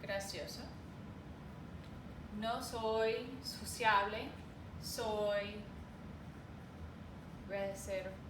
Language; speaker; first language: Spanish; non-native, fluent; English